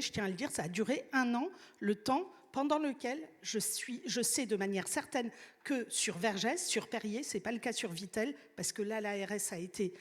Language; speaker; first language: French; native; French